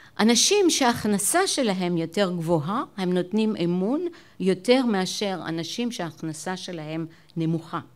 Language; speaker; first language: Hebrew; non-native, fluent; French